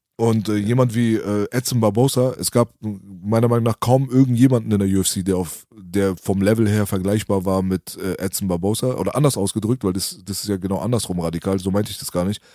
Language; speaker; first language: German; early bilingual, other home language; Persian